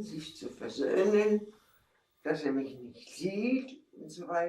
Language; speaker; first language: German; non-native, fluent; Czech